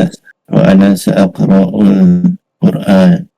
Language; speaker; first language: Arabic; non-native, learner; Indonesian